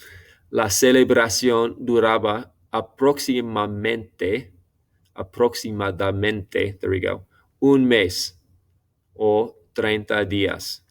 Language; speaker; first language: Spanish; non-native, fluent; English